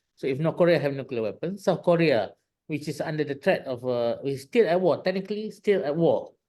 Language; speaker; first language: English; non-native, local second language; Malay